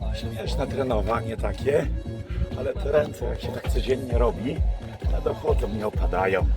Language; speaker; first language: Polish; native; Polish